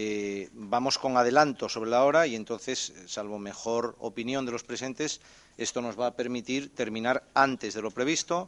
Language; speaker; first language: Spanish; native; Spanish